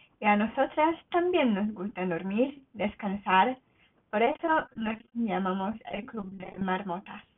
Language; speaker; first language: Spanish; non-native, learner; Polish